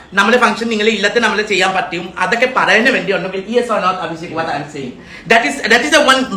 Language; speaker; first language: Malayalam; non-native, learner; Assamese